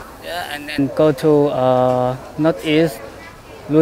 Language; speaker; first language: English; non-native, learner; Thai